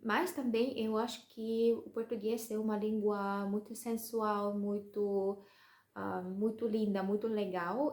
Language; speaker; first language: Portuguese; non-native, learner; Russian